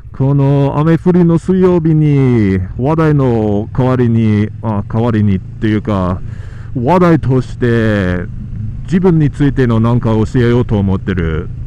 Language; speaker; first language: Japanese; non-native, learner; English